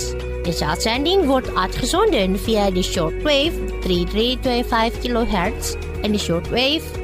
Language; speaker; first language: Dutch; non-native, fluent; Indonesian